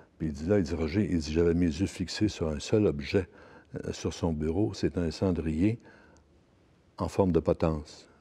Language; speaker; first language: French; native; French